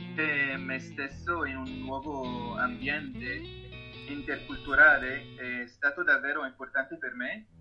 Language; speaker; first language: Italian; non-native, learner; Arabic